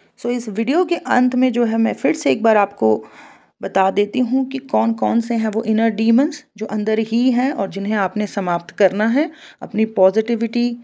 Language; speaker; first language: Hindi; native; Hindi